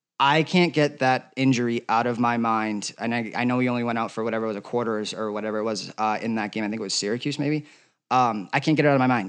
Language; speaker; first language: English; native; English